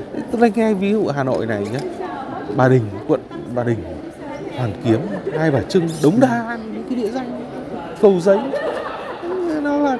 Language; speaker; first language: Vietnamese; native; Vietnamese